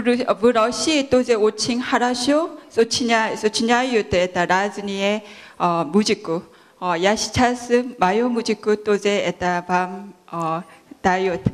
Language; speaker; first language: Russian; non-native, learner; Korean